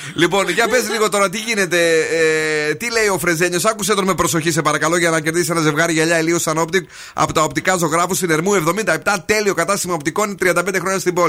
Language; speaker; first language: Greek; native; Greek